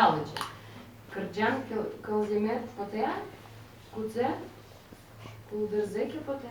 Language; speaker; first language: Russian; native; Russian